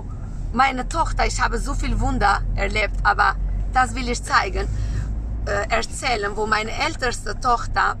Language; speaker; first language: German; non-native, learner; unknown